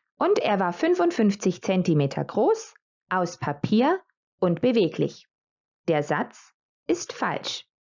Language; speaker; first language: German; non-native, fluent; Croatian